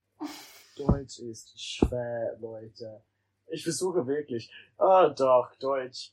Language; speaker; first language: German; non-native, learner; English